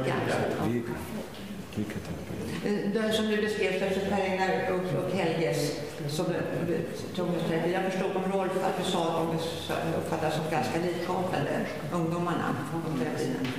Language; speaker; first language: Swedish; native; Swedish